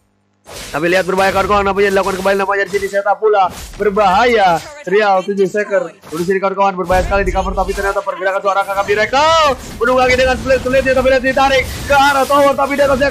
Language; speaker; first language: Indonesian; native; Indonesian